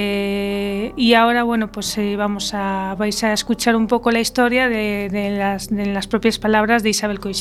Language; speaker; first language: Spanish; native; Spanish